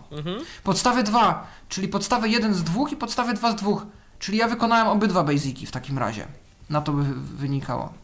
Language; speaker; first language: Polish; native; Polish